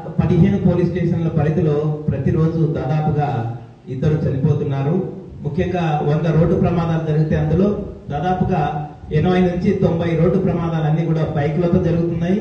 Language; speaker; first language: Telugu; native; Telugu